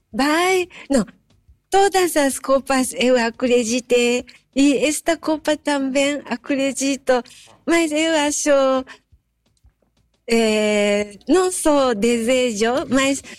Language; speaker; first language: Portuguese; non-native, fluent; Japanese